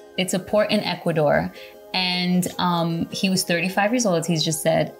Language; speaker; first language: English; early bilingual, other home language; Spanish